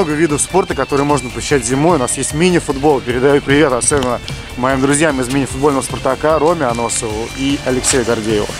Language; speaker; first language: Russian; native; Russian